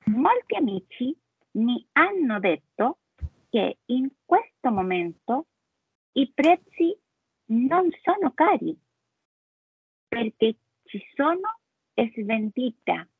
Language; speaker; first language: Italian; non-native, learner; Spanish